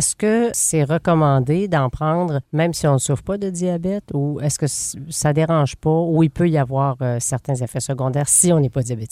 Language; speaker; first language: French; native; French